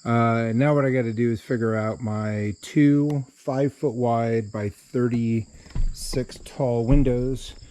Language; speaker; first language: English; native; English